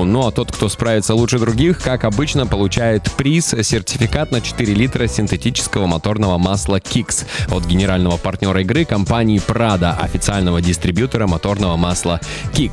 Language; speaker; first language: Russian; native; Russian